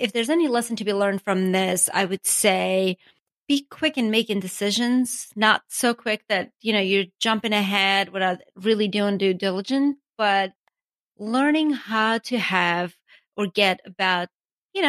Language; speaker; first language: English; non-native, fluent; Armenian